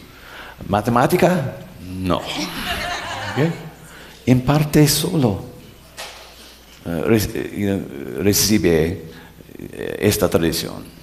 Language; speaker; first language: Spanish; non-native, learner; English